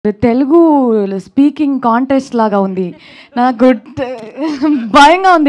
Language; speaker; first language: Telugu; non-native, learner; Kannada